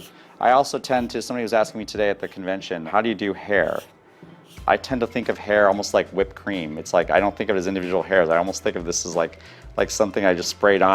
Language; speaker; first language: English; native; English